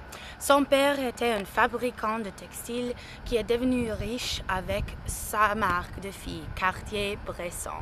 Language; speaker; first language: French; non-native, learner; English